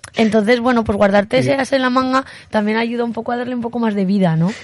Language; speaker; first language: Spanish; native; Spanish